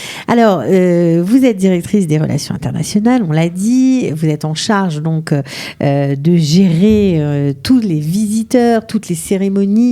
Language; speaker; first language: French; native; French